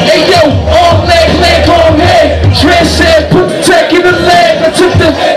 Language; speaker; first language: English; native; English